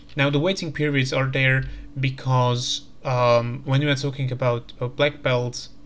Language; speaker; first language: English; non-native, fluent; Slovak